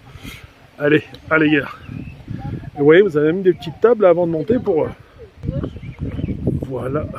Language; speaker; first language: French; native; French